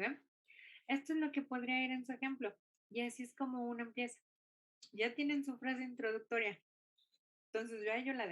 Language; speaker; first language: Spanish; non-native, fluent; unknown